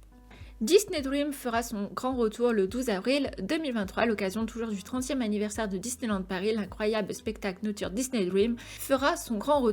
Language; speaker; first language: French; native; French